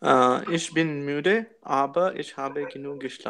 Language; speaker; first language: German; non-native, learner; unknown